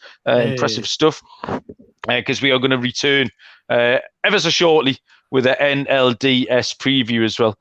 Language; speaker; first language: English; native; English